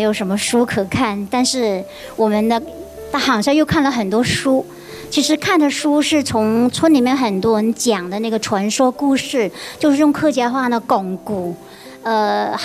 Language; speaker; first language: Chinese; non-native, local second language; Hakka Chinese